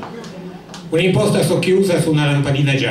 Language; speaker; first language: Italian; native; Italian